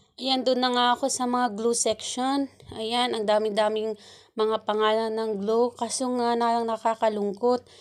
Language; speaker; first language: Filipino; native; Filipino